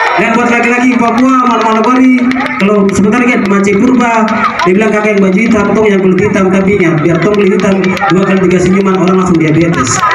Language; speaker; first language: Indonesian; native; Indonesian